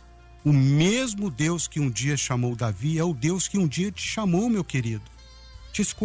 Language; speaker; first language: Portuguese; native; Portuguese